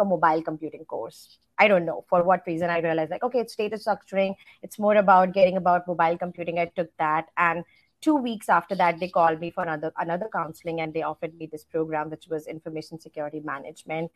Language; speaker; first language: English; non-native, local second language; Hindi